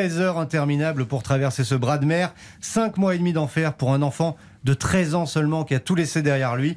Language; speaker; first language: French; native; French